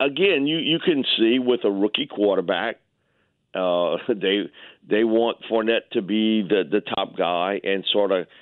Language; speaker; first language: English; native; English